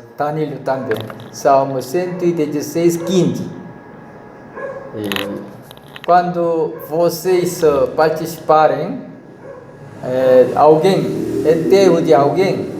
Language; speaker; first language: Portuguese; non-native, learner; Korean